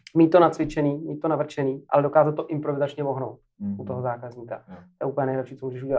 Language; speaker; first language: Czech; native; Czech